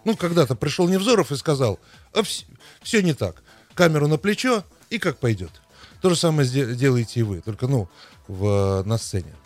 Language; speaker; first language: Russian; native; Russian